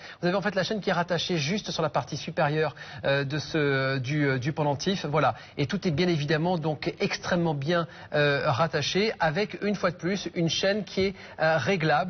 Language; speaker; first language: French; native; French